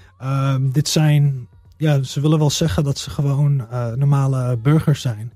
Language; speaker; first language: Dutch; early bilingual, heritage; Dutch